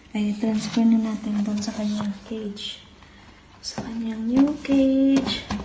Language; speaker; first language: Filipino; native; Filipino